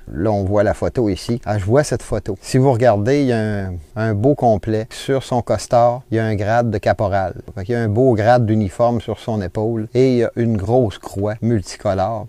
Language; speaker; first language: French; native; French